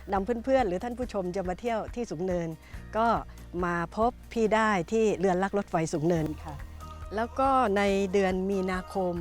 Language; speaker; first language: Thai; native; Thai